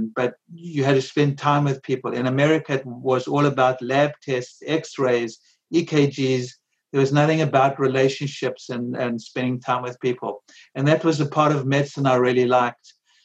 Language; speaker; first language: English; native; English